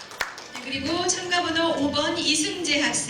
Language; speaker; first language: Korean; native; Korean